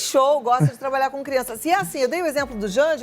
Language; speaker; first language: Portuguese; native; Portuguese